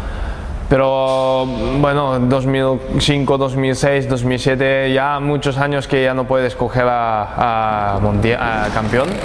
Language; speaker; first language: Spanish; non-native, learner; Japanese